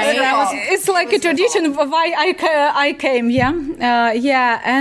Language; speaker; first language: English; non-native, learner; Ukrainian